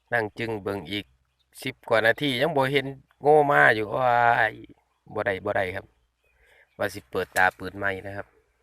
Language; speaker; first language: Thai; native; Thai